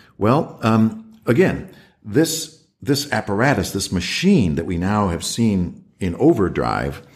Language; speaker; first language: English; native; English